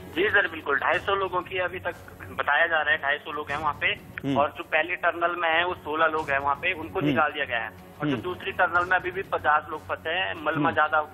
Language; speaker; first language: Hindi; native; Hindi